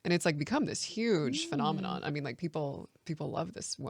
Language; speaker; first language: English; native; English